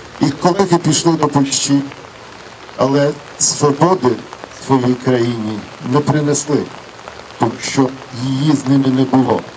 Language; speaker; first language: Ukrainian; non-native, fluent; Polish